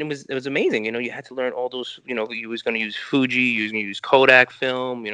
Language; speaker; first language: English; early bilingual, other home language; Spanish